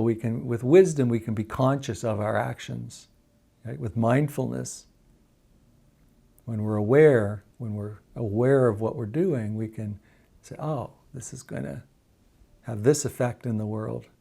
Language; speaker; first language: English; native; English